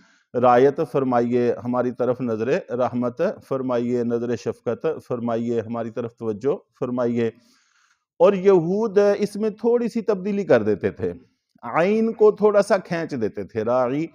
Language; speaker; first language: Urdu; native; Urdu